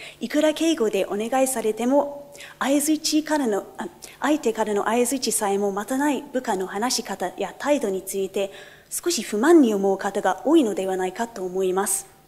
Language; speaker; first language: Japanese; non-native, fluent; English